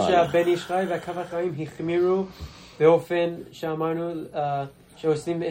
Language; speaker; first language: Hebrew; non-native, fluent; English